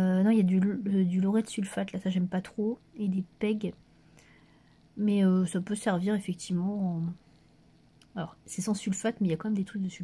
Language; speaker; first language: French; native; French